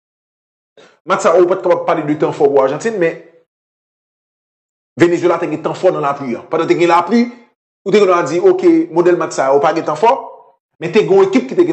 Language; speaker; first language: French; non-native, local second language; Haitian Creole